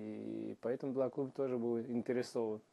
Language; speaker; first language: Russian; non-native, learner; Portuguese